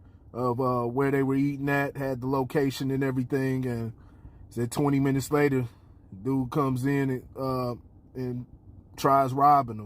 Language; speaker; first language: English; native; English